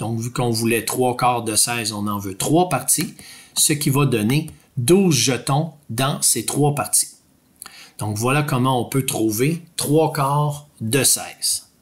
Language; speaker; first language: French; native; French